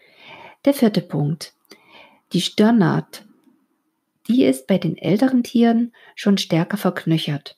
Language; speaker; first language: German; native; German